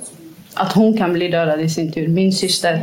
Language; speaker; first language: Swedish; non-native, fluent; Kurdish